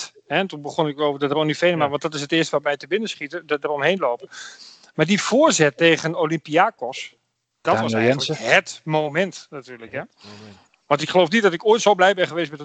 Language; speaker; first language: Dutch; native; Dutch